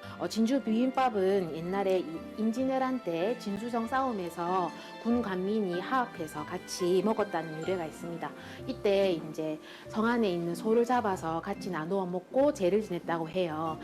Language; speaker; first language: Korean; native; Korean